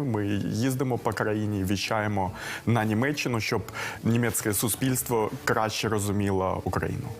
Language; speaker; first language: Ukrainian; non-native, local second language; Russian